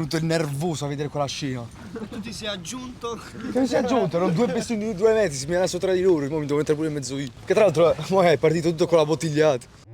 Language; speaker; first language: Italian; native; Italian